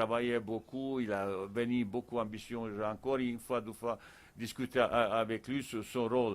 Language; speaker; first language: French; non-native, fluent; Bosnian